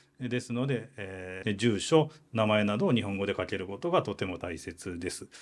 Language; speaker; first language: Japanese; native; Japanese